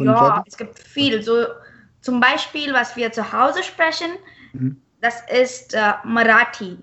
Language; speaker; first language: German; non-native, fluent; Marathi